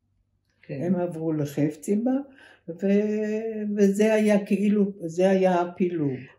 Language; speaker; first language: Hebrew; early bilingual, other home language; German